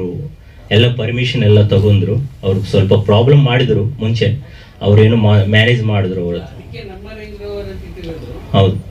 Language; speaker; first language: Kannada; non-native, fluent; Telugu